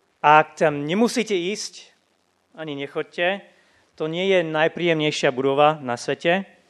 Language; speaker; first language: Slovak; non-native, fluent; English